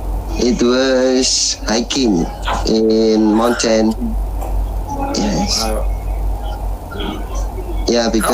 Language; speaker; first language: English; non-native, learner; Indonesian